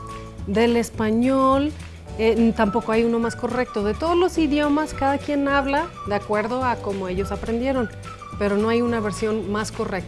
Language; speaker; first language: Spanish; non-native, fluent; English